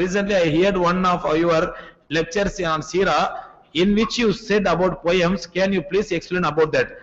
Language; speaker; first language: English; non-native, local second language; Tamil